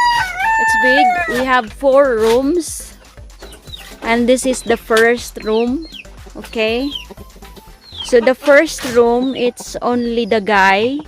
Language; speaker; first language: English; non-native, local second language; Filipino